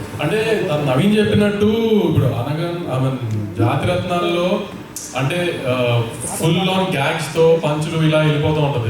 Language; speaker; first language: Telugu; native; Telugu